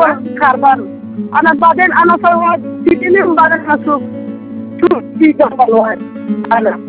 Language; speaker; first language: Arabic; non-native, learner; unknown